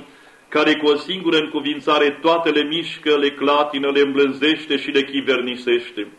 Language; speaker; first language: Romanian; native; Romanian